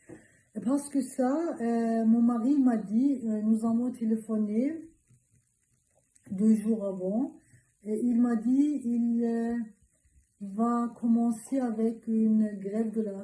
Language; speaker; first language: French; non-native, learner; Turkish